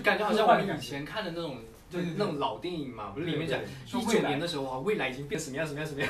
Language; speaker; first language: Chinese; native; Chinese